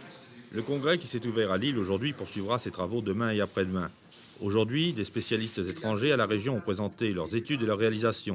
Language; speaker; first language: French; native; French